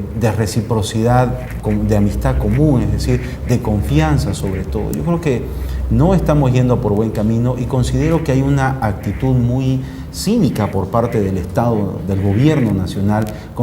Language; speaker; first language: Spanish; native; Spanish